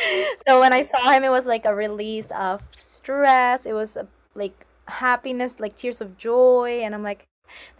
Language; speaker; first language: English; non-native, local second language; Filipino